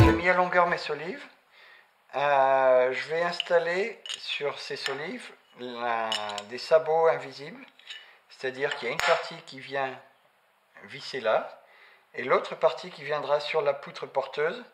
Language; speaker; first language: French; native; French